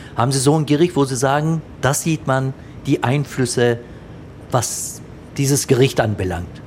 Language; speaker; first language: German; early bilingual, other home language; Turkish